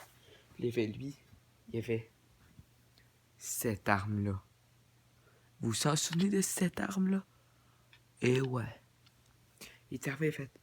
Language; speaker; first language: French; native; French